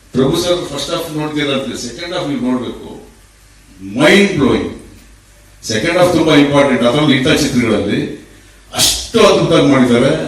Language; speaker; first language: Kannada; native; Kannada